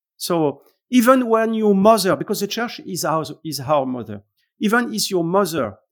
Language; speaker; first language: English; non-native, learner; French